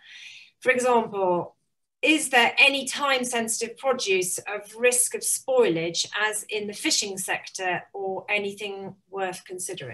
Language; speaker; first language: English; native; English